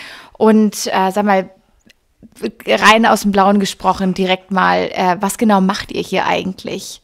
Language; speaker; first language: German; native; German